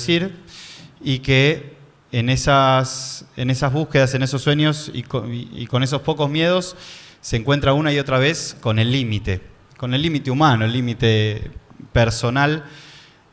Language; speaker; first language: Spanish; native; Spanish